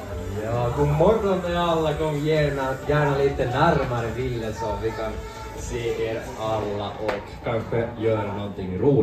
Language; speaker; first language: Swedish; non-native, local second language; Finnish